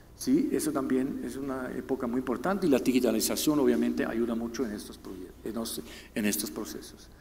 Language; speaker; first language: Spanish; non-native, fluent; German